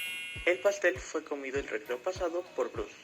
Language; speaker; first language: Spanish; native; Spanish